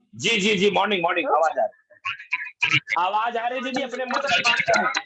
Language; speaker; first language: Hindi; native; Hindi